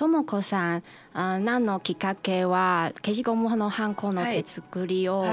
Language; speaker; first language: Japanese; non-native, learner; Chinese